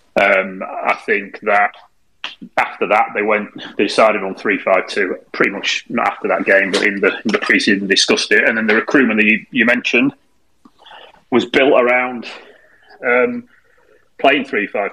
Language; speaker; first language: English; native; English